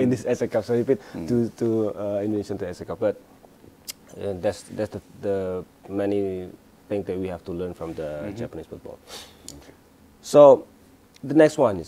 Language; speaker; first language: English; non-native, fluent; Indonesian